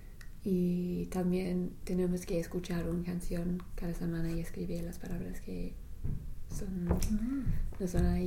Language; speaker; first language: Spanish; non-native, fluent; English